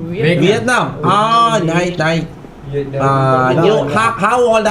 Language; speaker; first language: English; non-native, local second language; Malayalam